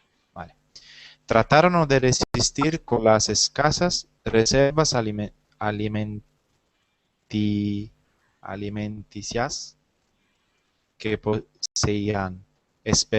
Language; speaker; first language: Spanish; non-native, learner; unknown